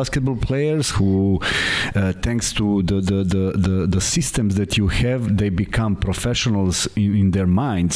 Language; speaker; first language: English; non-native, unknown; Serbian